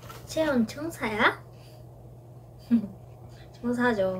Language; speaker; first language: Korean; non-native, fluent; Japanese